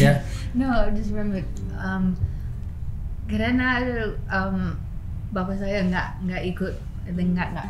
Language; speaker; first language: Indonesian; non-native, learner; English